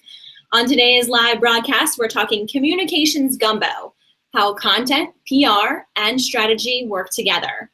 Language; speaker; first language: English; native; English